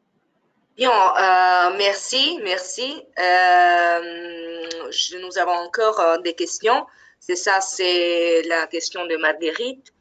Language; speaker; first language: French; non-native, fluent; Italian